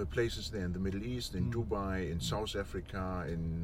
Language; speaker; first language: English; non-native, fluent; German